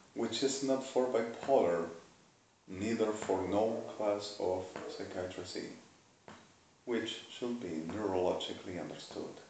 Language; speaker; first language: English; non-native, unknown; Spanish